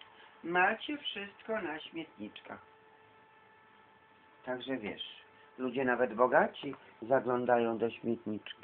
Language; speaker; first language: Polish; native; Polish